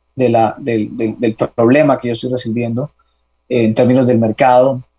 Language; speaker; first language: Spanish; native; Spanish